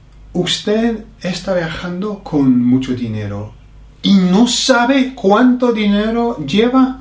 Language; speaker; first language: Spanish; non-native, fluent; English